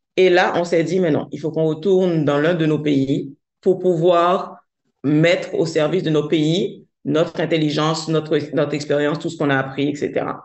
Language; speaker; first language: French; non-native, local second language; Haitian Creole